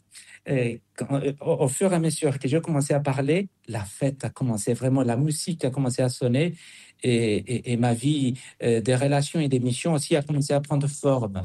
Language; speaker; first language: French; non-native, fluent; Spanish